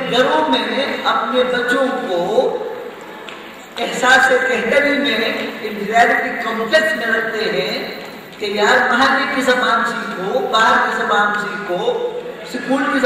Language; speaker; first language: Urdu; non-native, local second language; Khowar